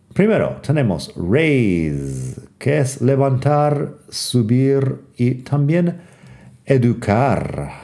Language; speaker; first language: Spanish; non-native, fluent; English